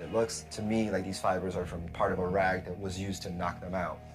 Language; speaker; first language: English; native; English